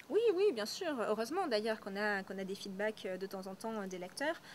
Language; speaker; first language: French; native; French